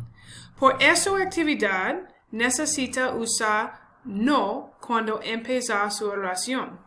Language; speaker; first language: Spanish; non-native, learner; English